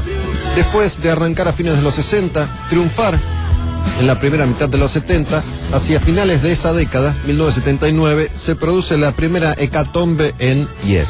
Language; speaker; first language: Spanish; native; Spanish